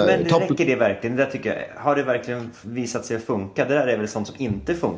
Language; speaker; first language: Swedish; native; Swedish